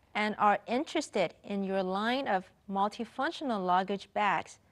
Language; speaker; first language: English; non-native, fluent; Chinese